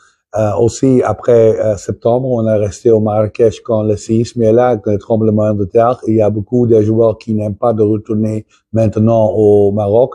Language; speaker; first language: French; non-native, fluent; Dutch